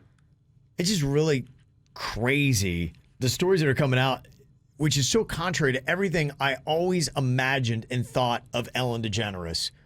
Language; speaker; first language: English; native; English